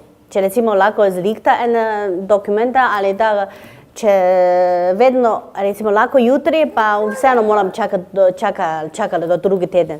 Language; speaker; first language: Slovenian; non-native, learner; Chinese